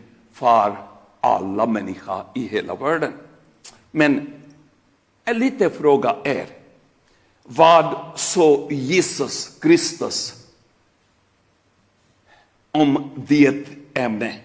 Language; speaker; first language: Swedish; non-native, fluent; Urdu